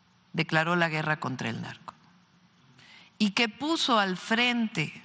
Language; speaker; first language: Spanish; native; Spanish